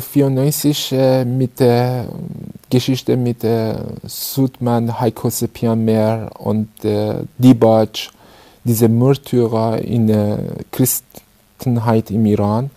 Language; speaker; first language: German; non-native, learner; Persian